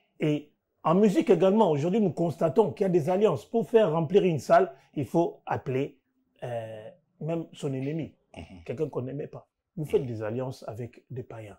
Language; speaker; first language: French; non-native, local second language; Lingala